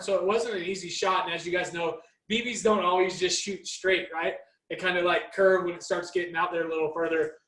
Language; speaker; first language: English; native; English